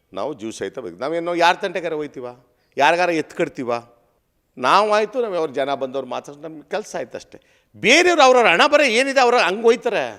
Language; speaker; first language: Kannada; native; Kannada